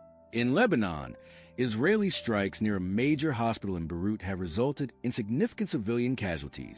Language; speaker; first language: English; native; English